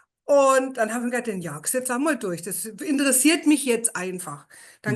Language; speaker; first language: German; native; German